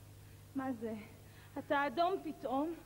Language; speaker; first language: Hebrew; native; Hebrew